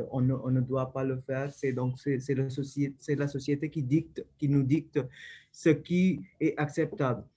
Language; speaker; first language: French; non-native, learner; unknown